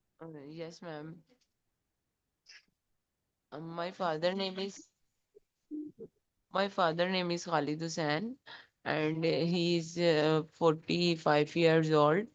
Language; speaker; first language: English; non-native, learner; Urdu